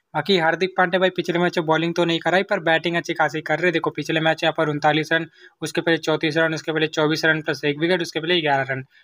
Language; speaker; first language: Hindi; native; Hindi